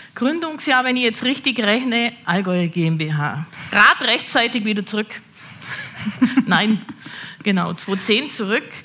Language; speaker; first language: German; native; German